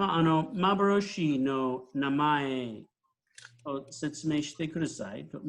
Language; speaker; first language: Japanese; non-native, fluent; English